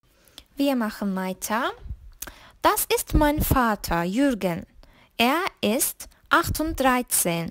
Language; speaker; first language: German; non-native, fluent; Turkish